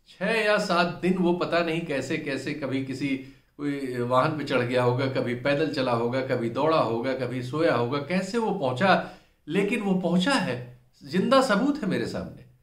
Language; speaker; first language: Hindi; native; Hindi